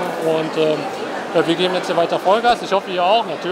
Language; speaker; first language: German; native; German